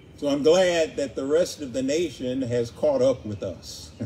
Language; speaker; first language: English; native; English